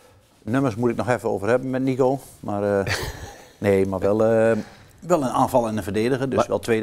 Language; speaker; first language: Dutch; native; Dutch